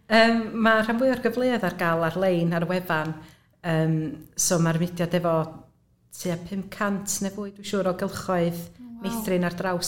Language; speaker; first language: Welsh; native; Welsh